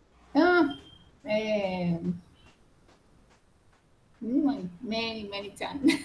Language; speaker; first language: English; non-native, learner; Spanish